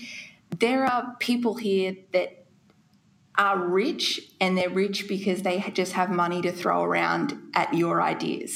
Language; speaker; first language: English; native; English